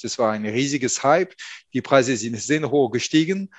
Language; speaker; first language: German; non-native, fluent; French